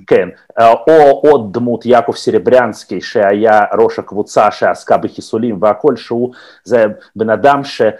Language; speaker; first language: Hebrew; non-native, fluent; Russian